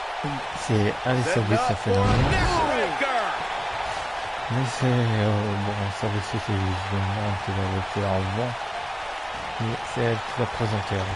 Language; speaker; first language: French; native; French